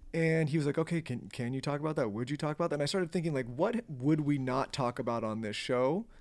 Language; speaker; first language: English; native; English